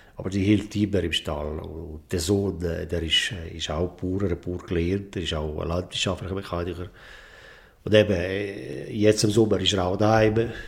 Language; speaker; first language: German; native; German